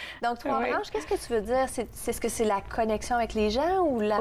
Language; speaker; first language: French; native; French